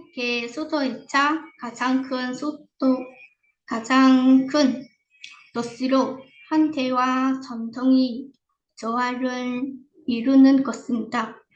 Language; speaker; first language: Korean; non-native, fluent; Vietnamese